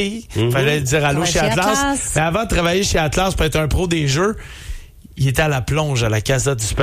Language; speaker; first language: French; native; French